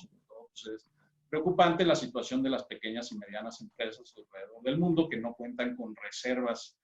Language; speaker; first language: Spanish; native; Spanish